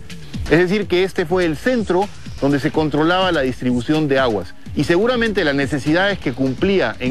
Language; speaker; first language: Spanish; native; Spanish